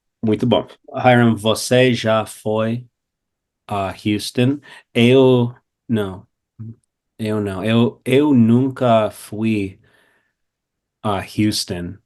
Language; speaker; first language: Portuguese; non-native, fluent; English